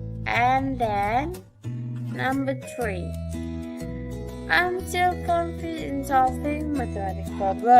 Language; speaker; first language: English; non-native, fluent; Indonesian